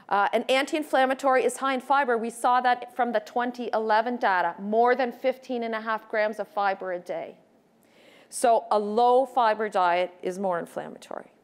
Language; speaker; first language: English; native; English